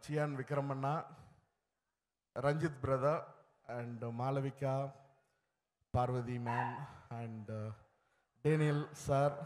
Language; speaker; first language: Telugu; non-native, learner; Tamil